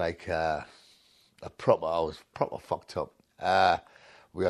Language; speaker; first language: English; non-native, local second language; Punjabi